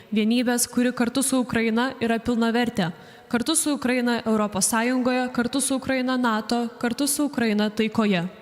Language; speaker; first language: Lithuanian; native; Lithuanian